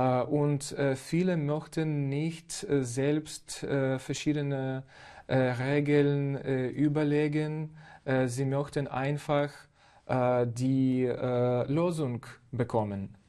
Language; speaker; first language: German; non-native, fluent; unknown